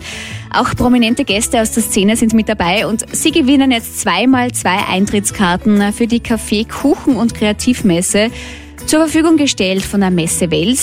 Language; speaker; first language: German; native; German